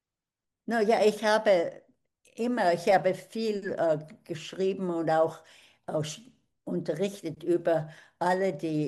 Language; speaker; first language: German; early bilingual, heritage; German